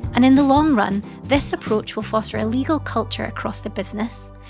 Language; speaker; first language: English; native; English